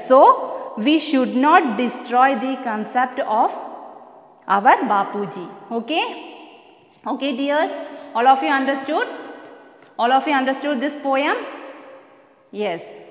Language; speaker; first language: English; non-native, local second language; Malayalam